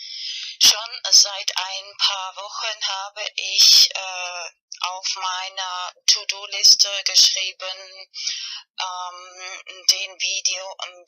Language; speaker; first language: German; non-native, learner; Spanish